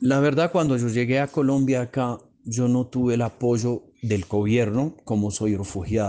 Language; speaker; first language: Spanish; non-native, fluent; Arabic